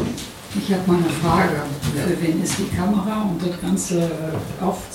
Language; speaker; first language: German; non-native, learner; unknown